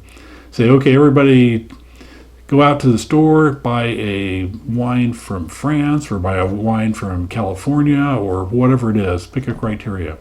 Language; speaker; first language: English; native; English